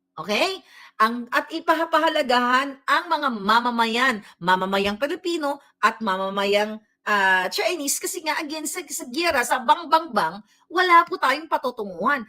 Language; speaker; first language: Filipino; non-native, local second language; Cebuano